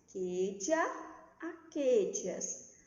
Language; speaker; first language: Spanish; non-native, fluent; Portuguese